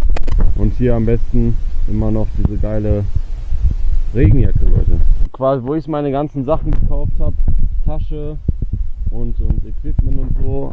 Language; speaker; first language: German; native; German